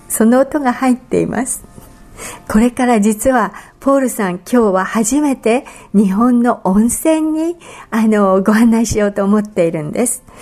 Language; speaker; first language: Japanese; native; Japanese